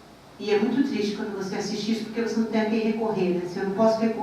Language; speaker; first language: Portuguese; native; Portuguese